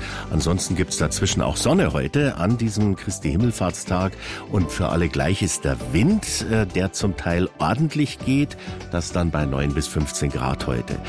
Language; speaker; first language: German; native; German